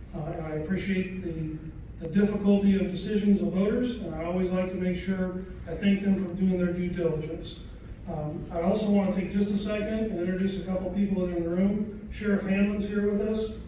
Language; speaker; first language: English; native; English